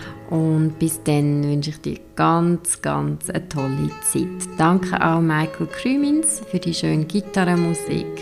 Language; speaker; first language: German; native; German